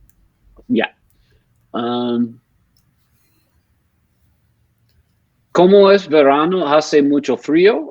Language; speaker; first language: Spanish; non-native, learner; English